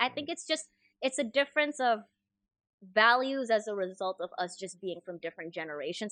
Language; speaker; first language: English; non-native, fluent; Indonesian